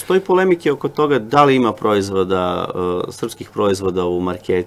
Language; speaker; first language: Serbian; native; Serbian